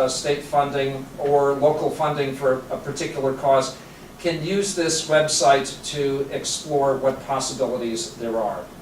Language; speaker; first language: English; native; English